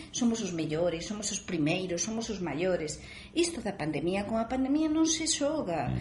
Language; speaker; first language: Galician; native; Galician